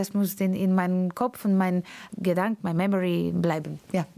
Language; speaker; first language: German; non-native, fluent; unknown